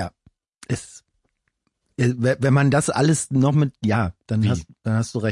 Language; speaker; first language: German; native; German